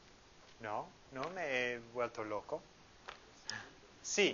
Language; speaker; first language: Spanish; non-native, fluent; English